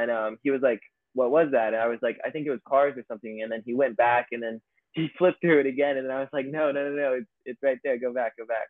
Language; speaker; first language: English; native; English